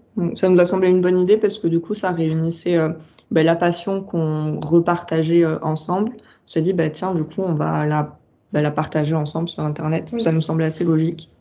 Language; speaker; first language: French; native; French